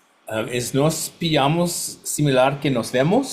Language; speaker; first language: Spanish; non-native, learner; English